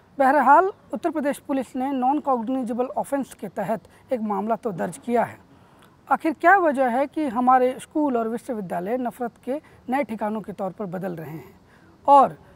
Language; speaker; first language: Hindi; native; Hindi